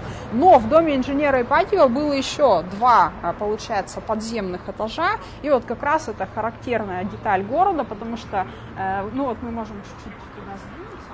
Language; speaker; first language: Russian; native; Russian